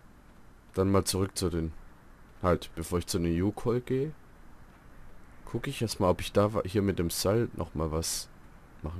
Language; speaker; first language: German; native; German